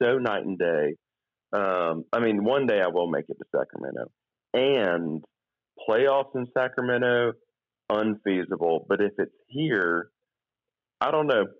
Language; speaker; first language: English; native; English